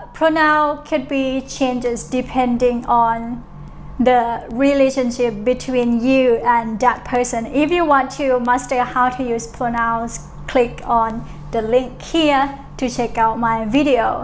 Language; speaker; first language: English; non-native, fluent; Thai